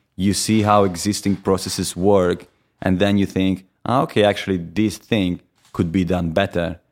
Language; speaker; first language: English; non-native, fluent; Italian